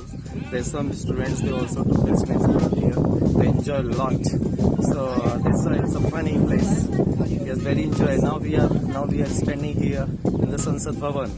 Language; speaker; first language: English; non-native, learner; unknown